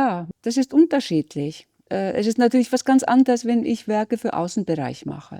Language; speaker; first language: German; non-native, fluent; Icelandic